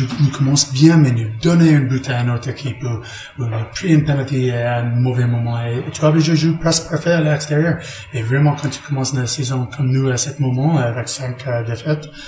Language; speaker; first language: French; non-native, learner; English